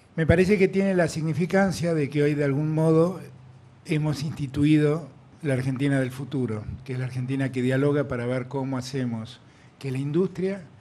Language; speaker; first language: Spanish; native; Spanish